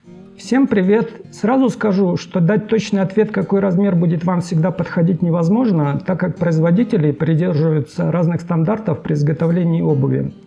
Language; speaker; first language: Russian; native; Russian